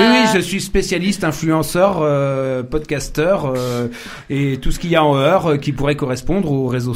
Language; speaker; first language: French; native; French